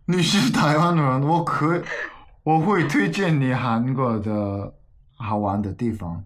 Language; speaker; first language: Chinese; non-native, learner; Korean